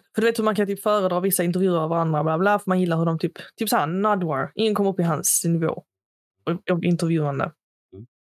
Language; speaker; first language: Swedish; early bilingual, other home language; Arabic